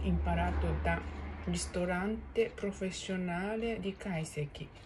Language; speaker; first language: Italian; non-native, learner; Japanese